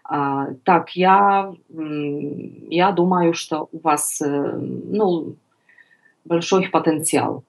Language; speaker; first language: Russian; non-native, learner; Polish